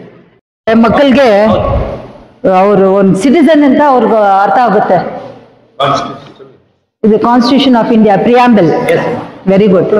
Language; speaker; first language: Kannada; non-native, local second language; Tamil